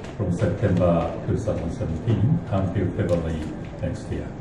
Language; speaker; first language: English; non-native, fluent; Japanese